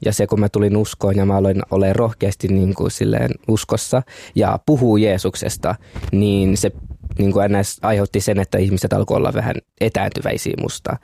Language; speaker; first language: Finnish; early bilingual, other home language; Kinyarwanda